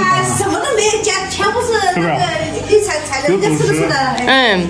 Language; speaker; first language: Chinese; non-native, local second language; Min Nan Chinese